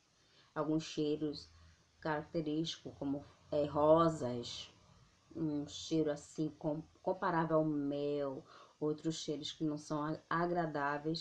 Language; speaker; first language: Portuguese; native; Portuguese